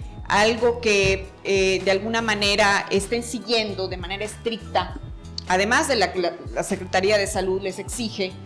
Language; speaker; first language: Spanish; native; Spanish